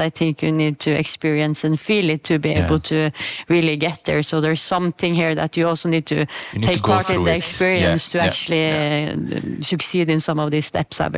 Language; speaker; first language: English; non-native, fluent; Norwegian